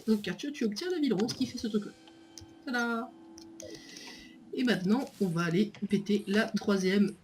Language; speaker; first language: French; native; French